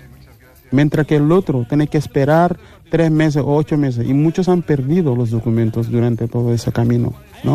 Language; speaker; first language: Spanish; non-native, fluent; Wolof